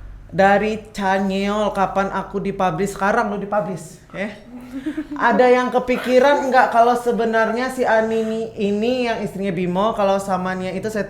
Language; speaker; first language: Indonesian; native; Indonesian